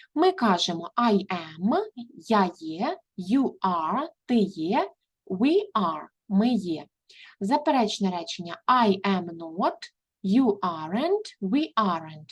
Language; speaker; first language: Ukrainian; native; Ukrainian